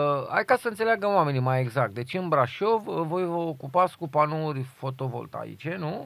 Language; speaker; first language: Romanian; native; Romanian